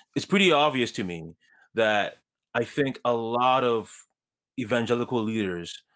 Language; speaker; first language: English; early bilingual, other home language; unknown